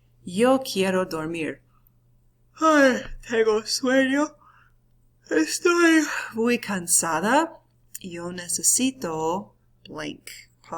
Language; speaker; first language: Spanish; non-native, fluent; English